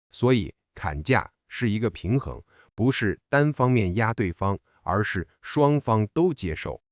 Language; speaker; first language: Chinese; non-native, fluent; English